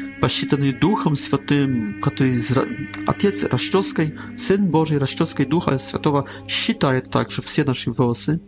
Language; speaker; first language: Polish; non-native, learner; Russian